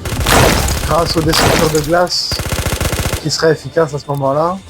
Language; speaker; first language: French; native; French